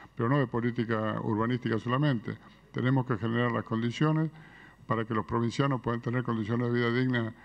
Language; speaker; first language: Spanish; native; Spanish